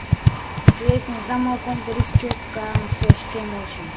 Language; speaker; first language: Bulgarian; native; Bulgarian